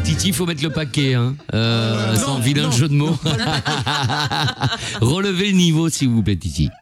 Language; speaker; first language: French; native; French